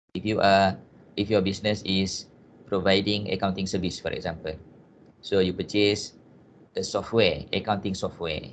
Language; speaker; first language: English; non-native, local second language; Malay